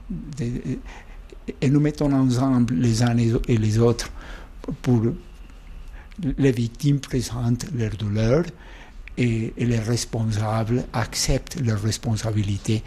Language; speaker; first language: French; non-native, fluent; Spanish